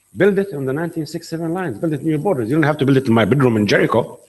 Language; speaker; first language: English; non-native, fluent; Arabic